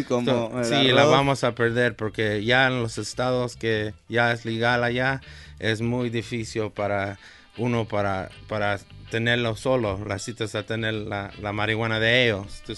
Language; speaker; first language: Spanish; early bilingual, heritage; Spanish